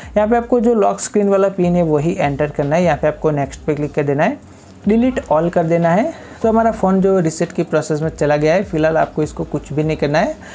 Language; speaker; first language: Hindi; native; Hindi